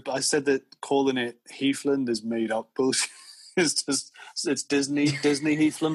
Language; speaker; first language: English; native; English